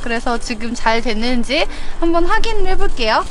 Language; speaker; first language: Korean; native; Korean